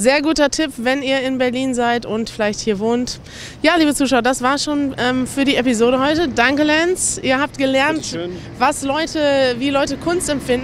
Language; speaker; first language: German; native; German